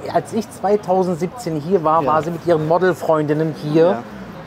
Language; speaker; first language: German; native; German